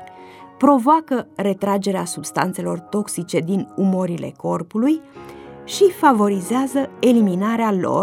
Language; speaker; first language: Romanian; native; Romanian